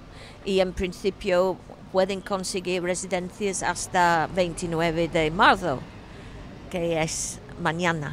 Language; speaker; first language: Spanish; non-native, fluent; English